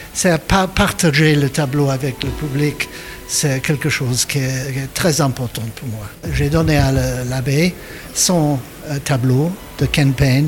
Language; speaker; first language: French; non-native, learner; English